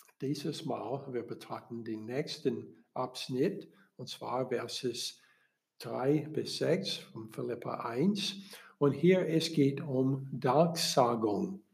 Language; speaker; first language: German; non-native, learner; English